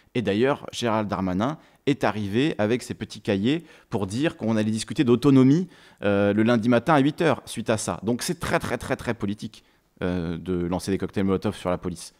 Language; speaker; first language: French; native; French